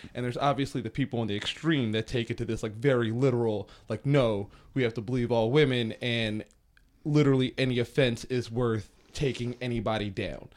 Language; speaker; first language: English; native; English